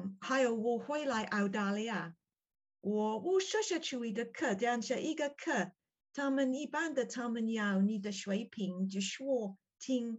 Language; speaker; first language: Chinese; non-native, learner; English